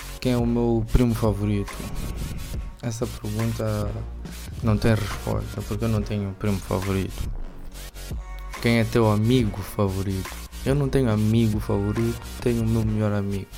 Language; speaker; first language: Portuguese; early bilingual, heritage; Portuguese